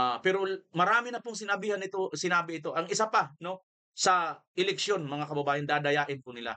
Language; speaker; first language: Filipino; non-native, local second language; Waray